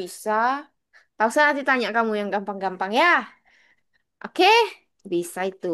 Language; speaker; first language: Indonesian; native; Indonesian